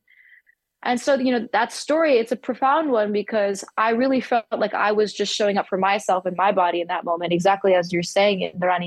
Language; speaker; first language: English; native; English